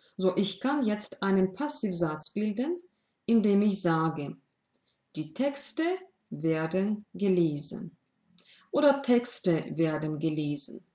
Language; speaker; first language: German; non-native, fluent; Russian